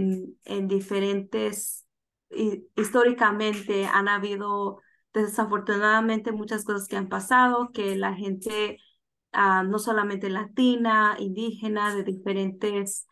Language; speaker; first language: Spanish; early bilingual, heritage; Spanish